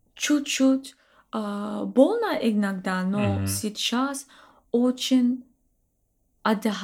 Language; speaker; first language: Russian; non-native, learner; English